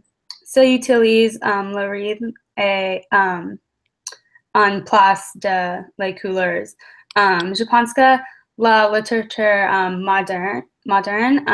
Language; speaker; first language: French; non-native, learner; English